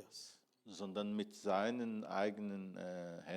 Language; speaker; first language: German; non-native, fluent; Portuguese